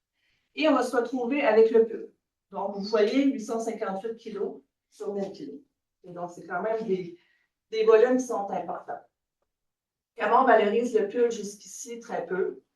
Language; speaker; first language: French; native; French